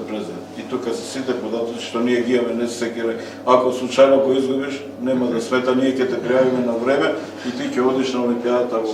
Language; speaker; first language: Macedonian; native; Macedonian